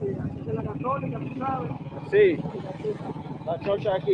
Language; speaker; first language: Spanish; non-native, learner; English